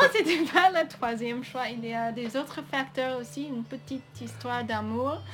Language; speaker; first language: French; non-native, fluent; English